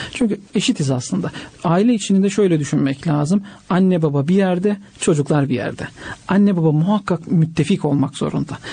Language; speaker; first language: Turkish; native; Turkish